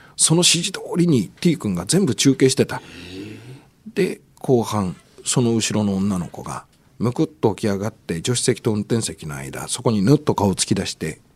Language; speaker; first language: Japanese; native; Japanese